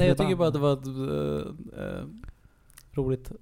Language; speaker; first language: Swedish; native; Swedish